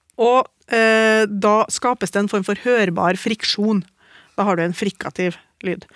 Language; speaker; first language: Norwegian; native; Norwegian